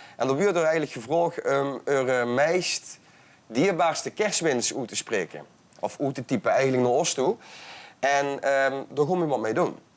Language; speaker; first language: Dutch; native; Dutch